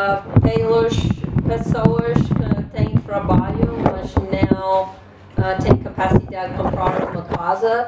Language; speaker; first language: Portuguese; non-native, learner; English